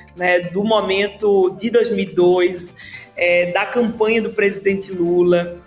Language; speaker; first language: Portuguese; native; Portuguese